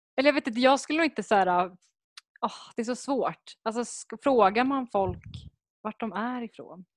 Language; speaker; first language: Swedish; native; Swedish